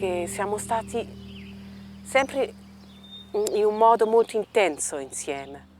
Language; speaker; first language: Italian; non-native, fluent; German